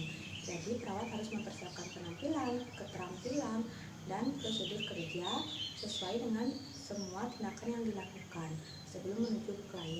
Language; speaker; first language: Indonesian; native; Indonesian